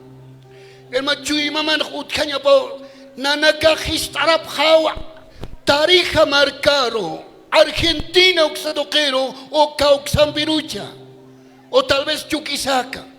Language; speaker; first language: Spanish; native; Spanish